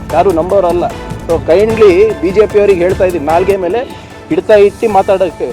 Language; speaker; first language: Kannada; native; Kannada